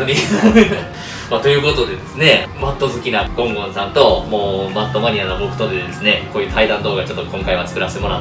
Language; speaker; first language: Japanese; native; Japanese